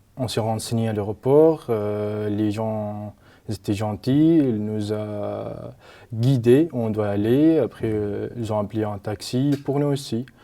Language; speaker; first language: French; non-native, learner; Arabic